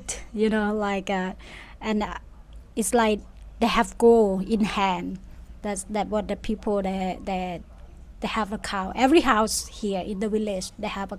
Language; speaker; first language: English; non-native, fluent; Thai